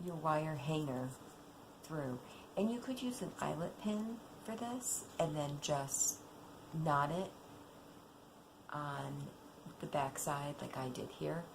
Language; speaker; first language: English; native; English